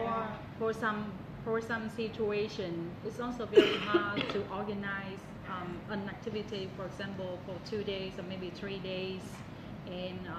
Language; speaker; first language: English; non-native, fluent; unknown